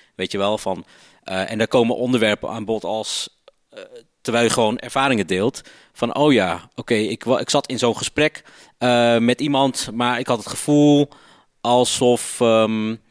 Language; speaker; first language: Dutch; native; Dutch